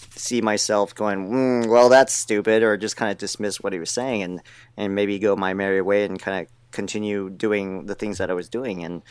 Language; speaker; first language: English; native; English